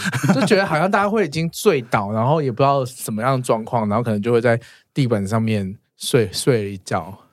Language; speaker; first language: Chinese; native; Chinese